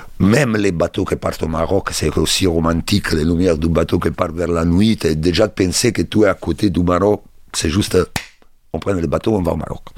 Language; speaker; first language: French; non-native, learner; Italian